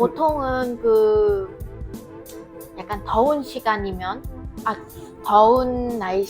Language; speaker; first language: Korean; non-native, fluent; Vietnamese